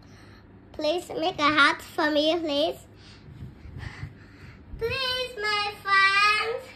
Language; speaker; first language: English; non-native, learner; Vietnamese